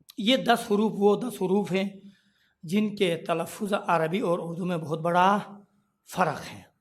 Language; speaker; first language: Urdu; non-native, local second language; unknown